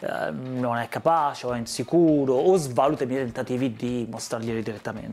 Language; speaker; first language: Italian; native; Italian